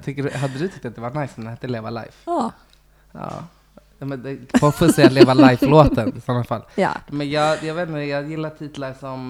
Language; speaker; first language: Swedish; native; Swedish